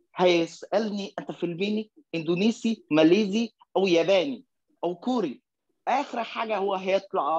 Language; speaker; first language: Arabic; non-native, fluent; Chinese